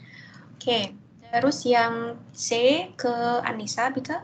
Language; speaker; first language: Indonesian; native; Indonesian